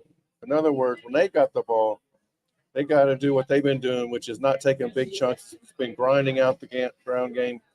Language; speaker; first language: English; native; English